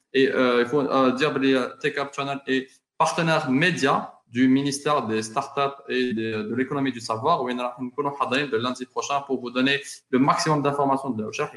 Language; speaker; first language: French; non-native, local second language; Arabic